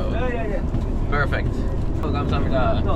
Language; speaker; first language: Korean; non-native, fluent; Dutch